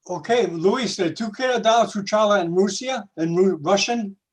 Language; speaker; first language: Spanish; non-native, learner; English